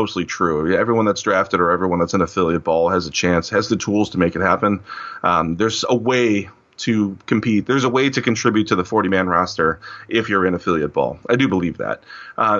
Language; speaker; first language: English; native; English